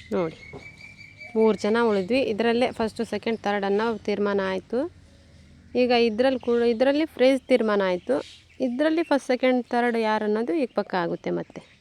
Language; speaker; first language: Kannada; non-native, local second language; Urdu